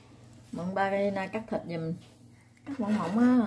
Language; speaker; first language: Vietnamese; native; Vietnamese